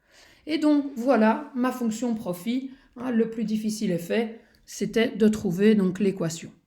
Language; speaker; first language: French; native; French